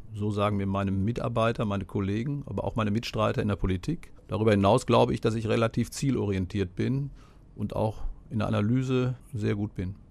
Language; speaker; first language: German; native; German